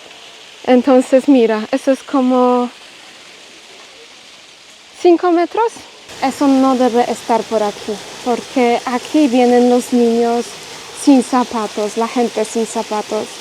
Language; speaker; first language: Spanish; non-native, learner; Polish